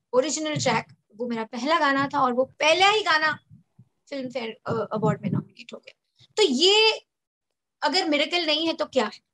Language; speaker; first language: Hindi; native; Hindi